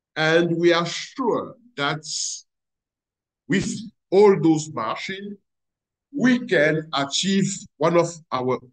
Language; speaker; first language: English; non-native, fluent; French